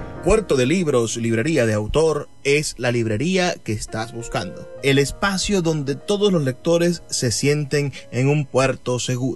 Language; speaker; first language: Spanish; native; Spanish